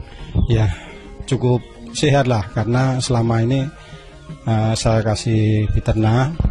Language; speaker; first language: Indonesian; non-native, local second language; Javanese